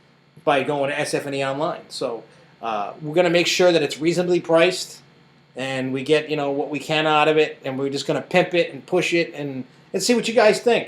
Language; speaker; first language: English; native; English